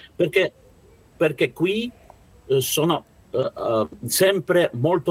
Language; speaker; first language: Italian; non-native, learner; Russian